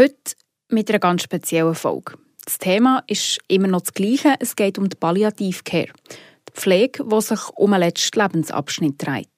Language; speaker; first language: German; native; German